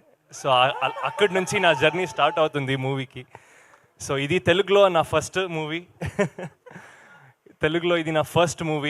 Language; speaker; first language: Telugu; non-native, learner; Kannada